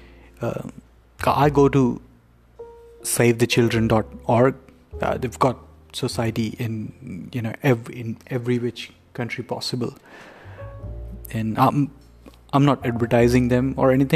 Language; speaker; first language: English; non-native, local second language; Hindi